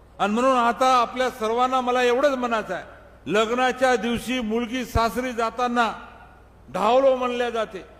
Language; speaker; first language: Marathi; non-native, local second language; Lambadi